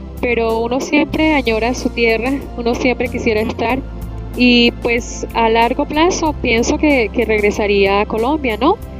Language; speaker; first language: Spanish; native; Spanish